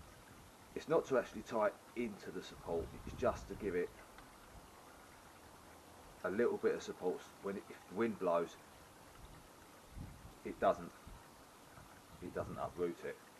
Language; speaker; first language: English; native; English